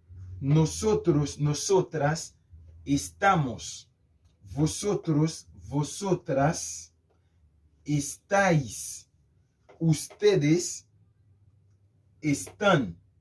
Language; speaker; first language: Spanish; non-native, fluent; Haitian Creole